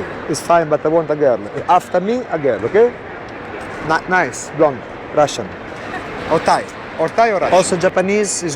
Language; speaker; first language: English; non-native, learner; Italian